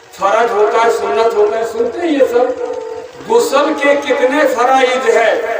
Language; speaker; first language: Urdu; non-native, local second language; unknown